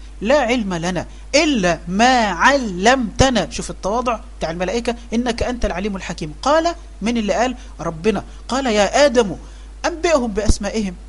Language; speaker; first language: Arabic; native; Arabic